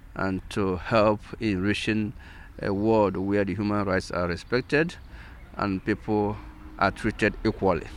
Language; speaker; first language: English; non-native, local second language; Igbo